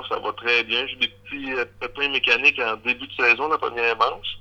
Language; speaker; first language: French; native; French